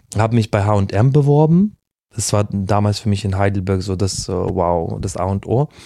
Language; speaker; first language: German; non-native, fluent; Russian